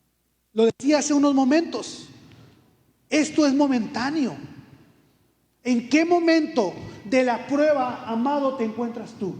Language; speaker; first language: Spanish; native; Spanish